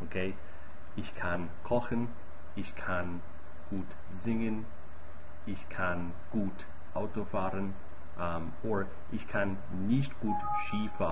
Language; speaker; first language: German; non-native, fluent; English